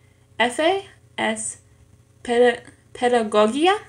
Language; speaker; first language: Spanish; non-native, learner; English